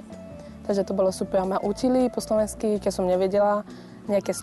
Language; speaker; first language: Slovak; non-native, fluent; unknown